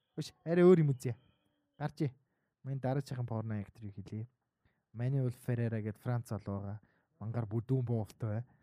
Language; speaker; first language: Mongolian; native; Mongolian